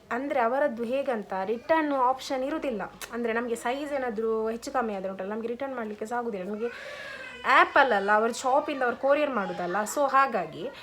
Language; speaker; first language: Kannada; non-native, local second language; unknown